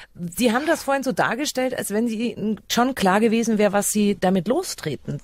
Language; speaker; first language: German; native; German